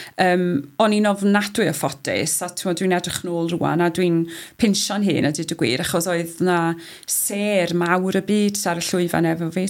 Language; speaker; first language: Welsh; native; Welsh